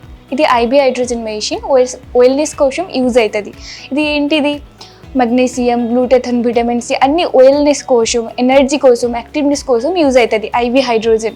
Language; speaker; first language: Telugu; non-native, learner; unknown